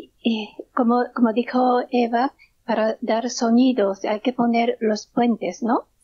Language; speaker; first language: Spanish; non-native, learner; Japanese